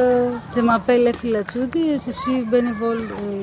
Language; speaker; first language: French; non-native, fluent; Greek